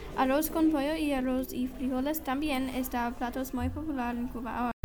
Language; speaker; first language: Spanish; non-native, learner; English